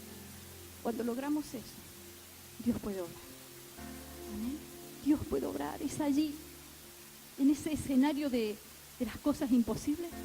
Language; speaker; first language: Spanish; native; Spanish